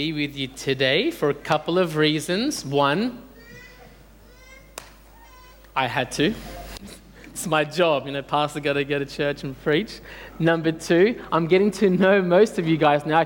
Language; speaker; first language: English; early bilingual, other home language; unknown